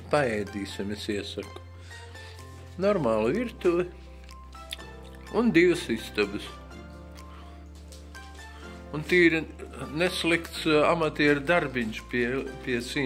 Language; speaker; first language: Latvian; native; Latvian